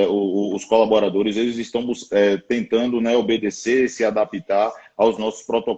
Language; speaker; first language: Portuguese; native; Portuguese